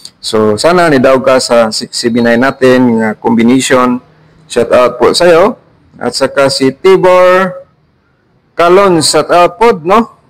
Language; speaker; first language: Filipino; non-native, local second language; Cebuano